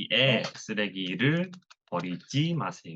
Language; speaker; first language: Korean; non-native, fluent; Thai